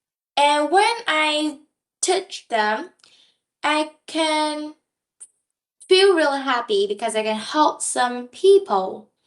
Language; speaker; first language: English; non-native, learner; Vietnamese